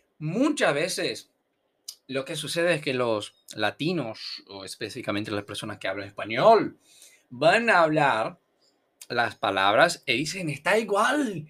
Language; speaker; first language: Spanish; non-native, fluent; Portuguese